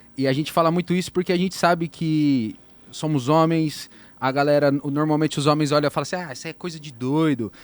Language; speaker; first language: Portuguese; native; Portuguese